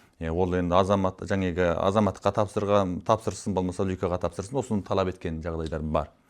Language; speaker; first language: Kazakh; early bilingual, heritage; Kazakh